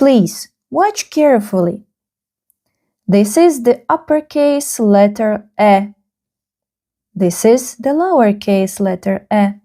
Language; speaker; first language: English; non-native, fluent; Russian